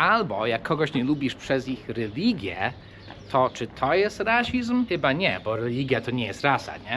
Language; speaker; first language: Polish; early bilingual, heritage; English